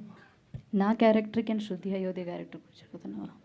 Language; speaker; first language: Telugu; non-native, learner; Malayalam